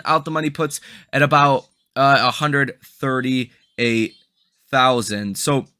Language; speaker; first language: English; native; English